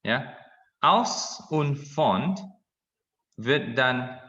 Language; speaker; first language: German; non-native, fluent; Indonesian